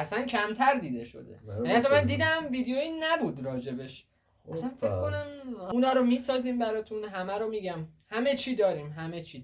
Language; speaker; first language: Persian; native; Persian